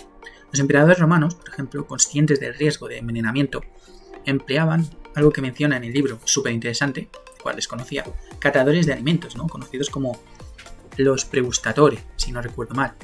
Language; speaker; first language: Spanish; native; Spanish